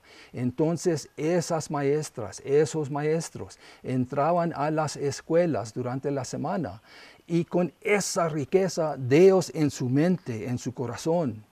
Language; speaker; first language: Spanish; non-native, local second language; English